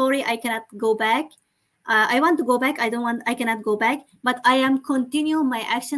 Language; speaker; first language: English; non-native, learner; Chinese